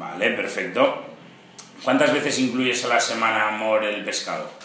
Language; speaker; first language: Spanish; native; Spanish